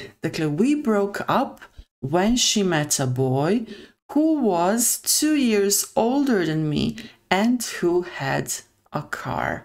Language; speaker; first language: English; non-native, fluent; Serbian